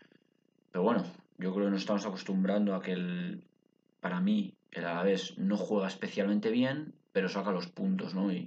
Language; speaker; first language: Spanish; native; Spanish